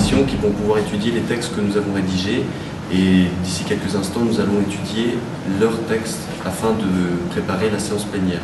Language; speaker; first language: French; native; French